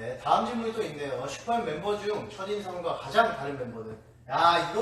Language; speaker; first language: Korean; native; Korean